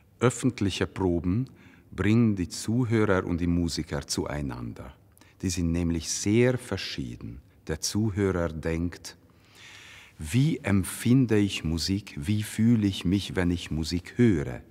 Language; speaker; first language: German; non-native, fluent; Hungarian